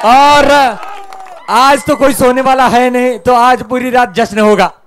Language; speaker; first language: Hindi; non-native, local second language; Marathi